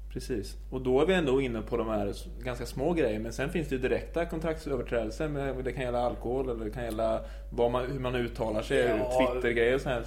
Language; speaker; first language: Swedish; native; Swedish